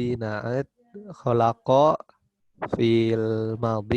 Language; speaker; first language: Arabic; non-native, learner; Indonesian